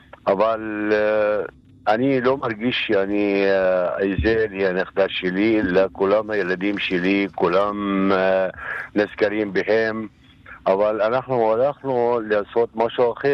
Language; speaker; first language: Hebrew; non-native, local second language; Arabic